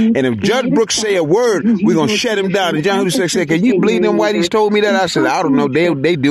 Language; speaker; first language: English; native; English